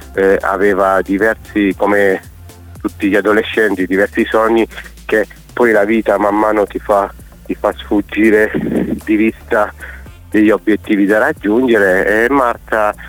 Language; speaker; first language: Italian; native; Italian